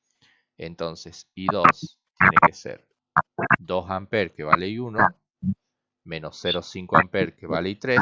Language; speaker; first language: Spanish; native; Spanish